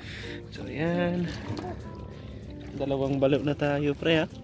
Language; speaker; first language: Filipino; non-native, local second language; Cebuano